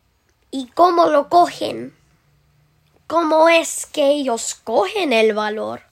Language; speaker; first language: Spanish; early bilingual, heritage; Spanish